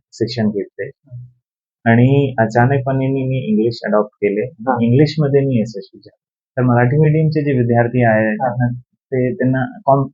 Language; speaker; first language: Marathi; non-native, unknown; Urdu